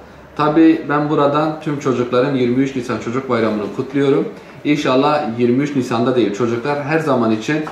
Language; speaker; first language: Turkish; native; Turkish